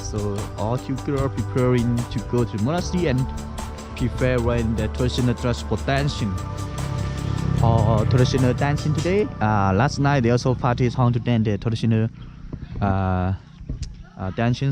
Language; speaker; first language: English; non-native, learner; Khün